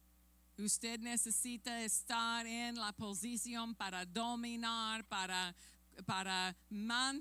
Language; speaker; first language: Spanish; non-native, fluent; English